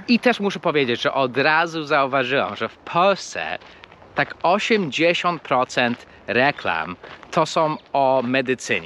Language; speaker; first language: Polish; non-native, fluent; English